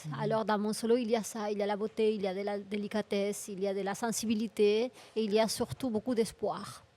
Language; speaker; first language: French; non-native, fluent; Spanish